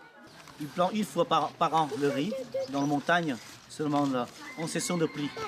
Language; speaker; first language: French; non-native, local second language; Lao